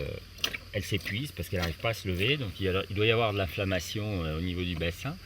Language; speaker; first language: French; native; French